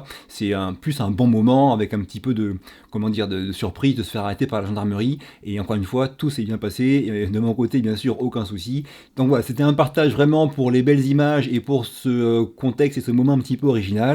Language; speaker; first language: French; native; French